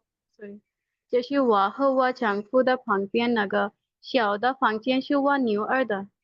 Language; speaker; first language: Chinese; non-native, learner; Hindi